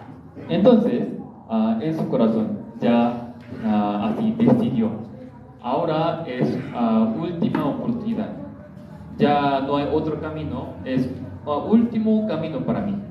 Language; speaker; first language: Spanish; non-native, learner; Korean